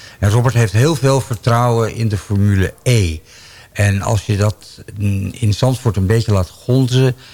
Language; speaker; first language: Dutch; native; Dutch